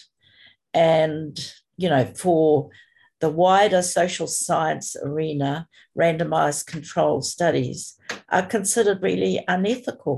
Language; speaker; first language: English; native; English